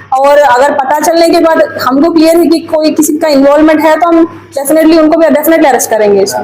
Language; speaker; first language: Hindi; non-native, local second language; Gujarati